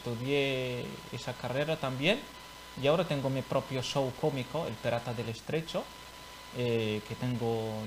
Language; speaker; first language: Spanish; non-native, fluent; Arabic